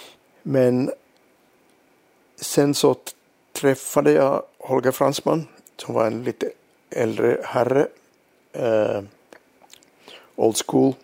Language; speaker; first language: Swedish; non-native, local second language; Finnish